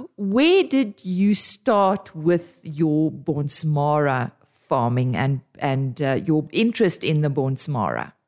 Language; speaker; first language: English; non-native, local second language; Afrikaans